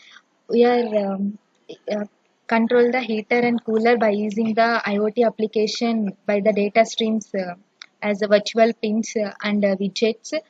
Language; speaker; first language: English; non-native, local second language; Telugu